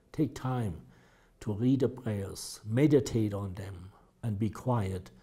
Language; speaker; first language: English; non-native, fluent; German